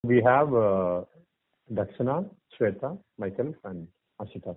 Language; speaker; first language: English; non-native, local second language; Tamil